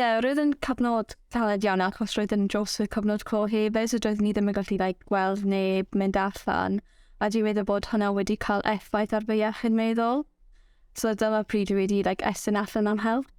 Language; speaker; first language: Welsh; non-native, local second language; English